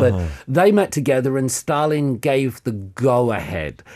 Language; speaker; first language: English; native; English